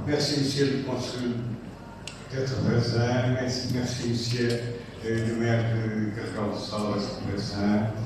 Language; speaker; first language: French; non-native, fluent; Portuguese